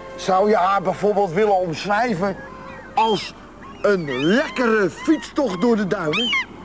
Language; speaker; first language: Dutch; native; Dutch